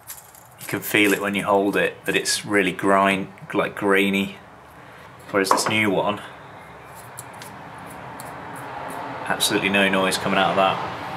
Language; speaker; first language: English; native; English